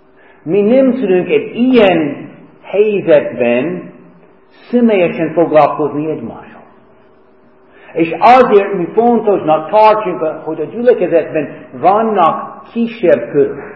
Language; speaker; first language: Hungarian; non-native, fluent; English